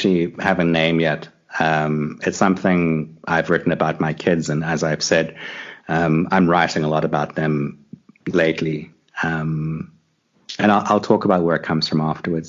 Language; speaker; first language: English; native; English